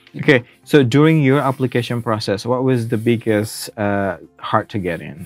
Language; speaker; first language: English; non-native, learner; Indonesian